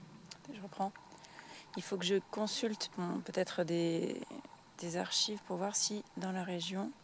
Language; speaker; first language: French; native; French